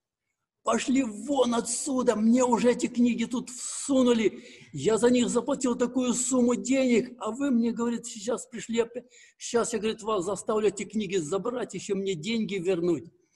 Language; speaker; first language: Russian; native; Russian